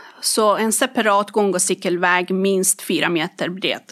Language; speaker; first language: Swedish; non-native, fluent; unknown